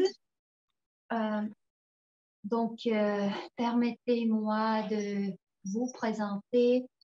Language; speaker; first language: French; non-native, fluent; Tuvinian